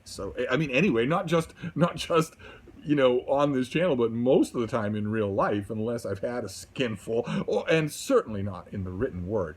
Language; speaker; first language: English; native; English